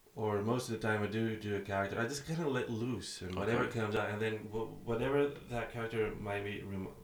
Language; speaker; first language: English; non-native, fluent; Greek